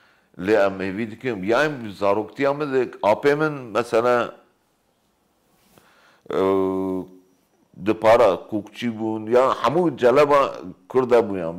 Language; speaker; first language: Kurdish; native; Kurdish